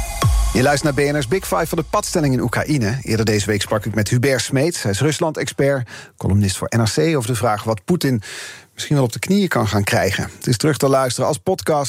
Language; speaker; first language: Dutch; native; Dutch